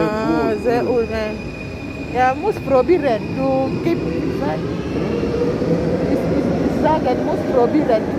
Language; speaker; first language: German; non-native, learner; Lingala